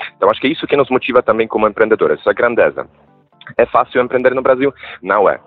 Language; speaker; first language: Portuguese; non-native, fluent; Polish